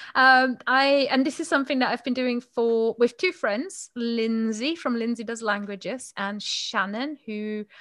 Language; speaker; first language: English; non-native, fluent; German